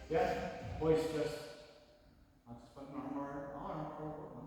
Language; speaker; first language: English; native; English